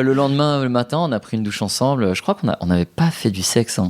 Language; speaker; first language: French; native; French